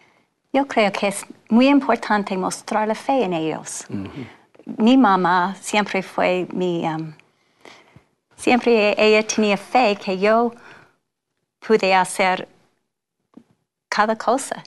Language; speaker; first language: Spanish; non-native, learner; English